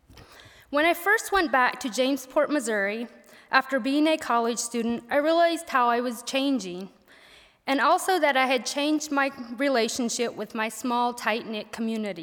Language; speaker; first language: English; early bilingual, other home language; Pennsylvania German